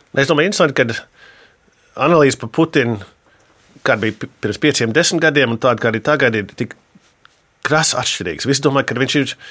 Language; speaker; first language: Latvian; early bilingual, heritage; Latvian